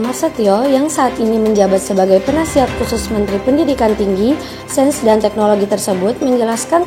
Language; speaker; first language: Indonesian; native; Indonesian